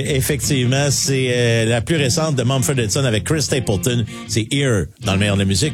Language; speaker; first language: French; native; French